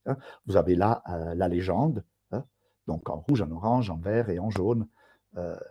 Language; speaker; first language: French; non-native, fluent; Italian